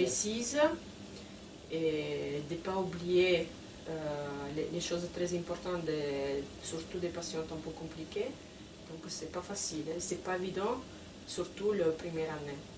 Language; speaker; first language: French; non-native, fluent; Italian